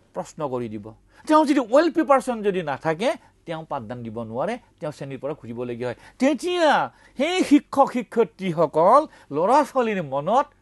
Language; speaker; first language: Assamese; native; Assamese